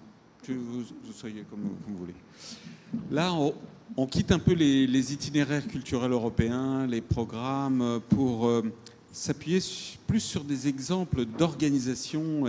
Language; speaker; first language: French; native; French